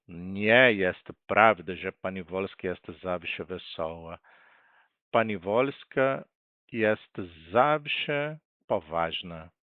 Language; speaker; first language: Polish; non-native, fluent; Portuguese